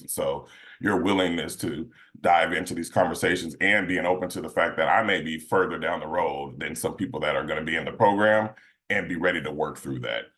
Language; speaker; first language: English; native; English